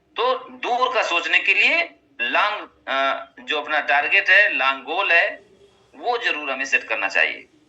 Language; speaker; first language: Hindi; native; Hindi